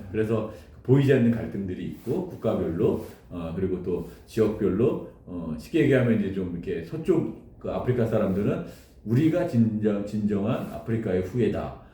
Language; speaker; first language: Korean; native; Korean